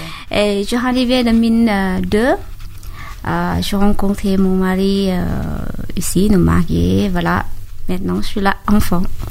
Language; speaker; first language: French; non-native, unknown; Thai